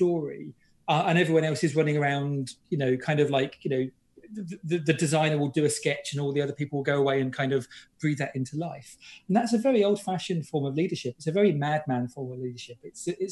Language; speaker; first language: English; native; English